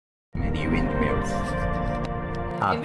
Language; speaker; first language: English; non-native, learner; Japanese